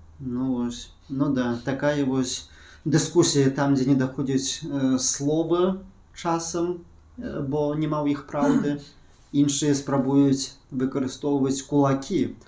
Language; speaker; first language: Belarusian; native; Belarusian